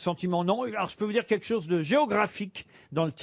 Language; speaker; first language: French; native; French